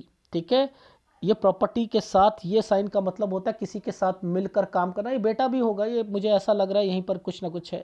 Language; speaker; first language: Hindi; native; Hindi